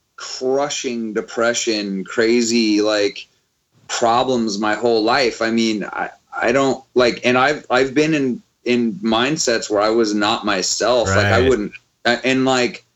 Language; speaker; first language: English; native; English